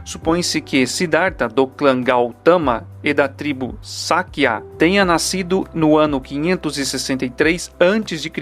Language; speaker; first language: Portuguese; native; Portuguese